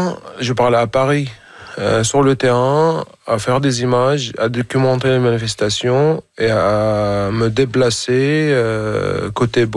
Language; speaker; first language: French; non-native, fluent; Arabic